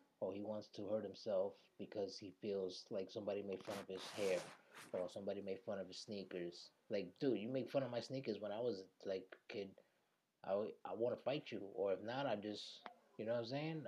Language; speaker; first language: English; early bilingual, other home language; Spanish